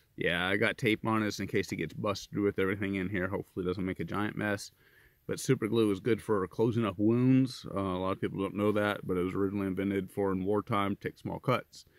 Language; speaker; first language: English; native; English